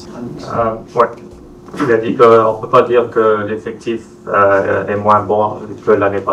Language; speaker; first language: French; non-native, fluent; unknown